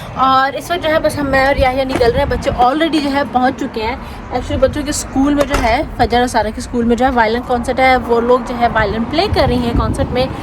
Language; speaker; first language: Urdu; native; Urdu